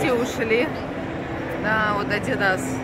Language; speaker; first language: Russian; native; Russian